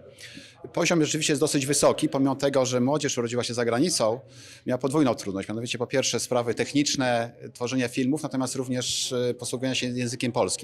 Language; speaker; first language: Polish; native; Polish